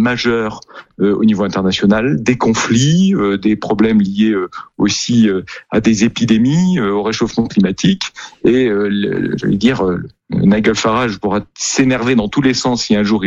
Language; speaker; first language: French; native; French